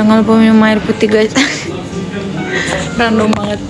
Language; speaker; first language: Indonesian; native; Indonesian